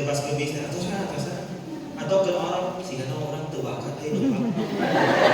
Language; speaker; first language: Indonesian; non-native, local second language; Sundanese